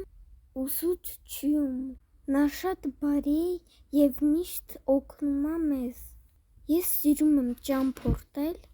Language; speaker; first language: Armenian; early bilingual, heritage; Armenian